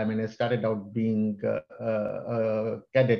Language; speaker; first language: English; non-native, local second language; Hindi